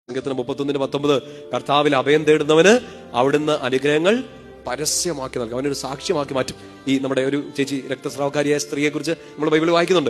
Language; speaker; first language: Malayalam; native; Malayalam